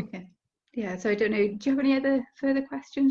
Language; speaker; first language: English; native; English